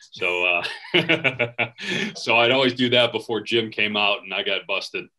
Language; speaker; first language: English; native; English